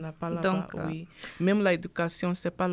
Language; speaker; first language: French; non-native, learner; Portuguese